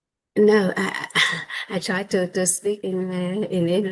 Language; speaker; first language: English; non-native, learner; Vietnamese